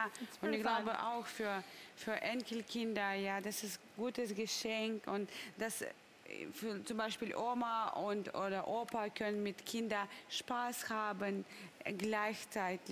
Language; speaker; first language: German; non-native, learner; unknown